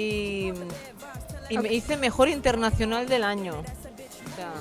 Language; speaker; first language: Spanish; native; Spanish